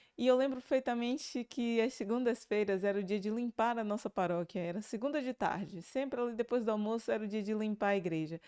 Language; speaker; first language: Portuguese; native; Portuguese